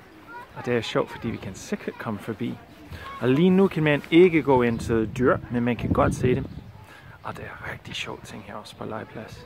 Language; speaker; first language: Danish; non-native, fluent; English